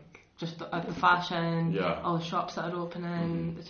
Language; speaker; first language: English; native; English